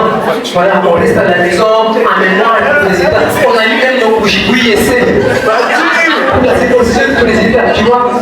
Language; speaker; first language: French; non-native, local second language; Swahili